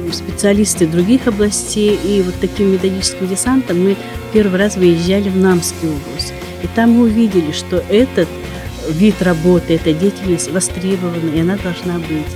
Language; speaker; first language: Russian; native; Russian